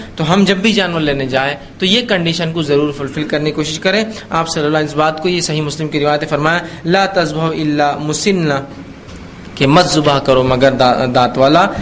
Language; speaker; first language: Urdu; native; Urdu